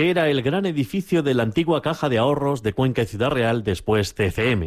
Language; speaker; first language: Spanish; native; Spanish